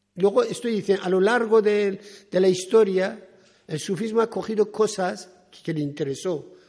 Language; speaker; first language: Spanish; non-native, fluent; Persian